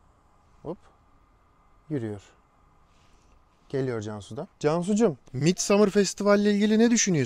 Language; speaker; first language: Turkish; native; Turkish